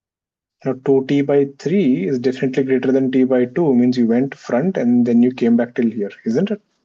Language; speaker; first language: English; non-native, local second language; Hindi